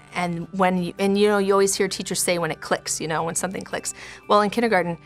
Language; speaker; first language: English; native; English